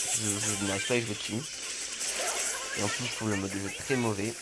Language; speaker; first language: French; native; French